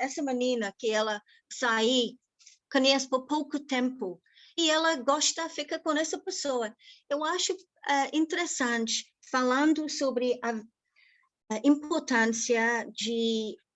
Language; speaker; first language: Portuguese; non-native, fluent; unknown